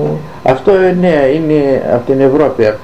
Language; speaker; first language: Greek; native; Greek